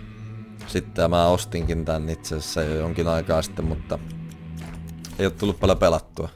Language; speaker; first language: Finnish; native; Finnish